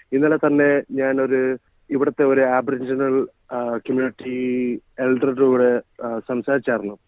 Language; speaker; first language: Malayalam; early bilingual, heritage; Malayalam